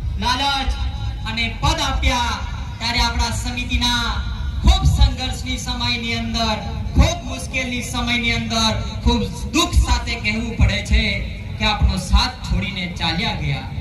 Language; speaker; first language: Gujarati; non-native, local second language; Rathawi